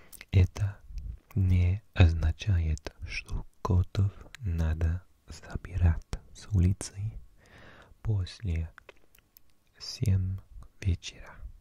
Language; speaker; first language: Russian; non-native, learner; English